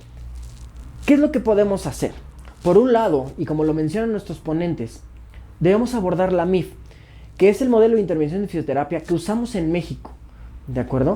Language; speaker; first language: Spanish; native; Spanish